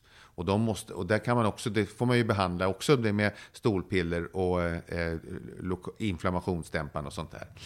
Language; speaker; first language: Swedish; native; Swedish